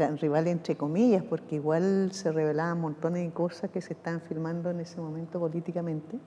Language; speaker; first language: Spanish; native; Spanish